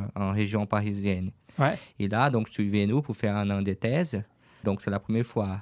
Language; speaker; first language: French; non-native, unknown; Portuguese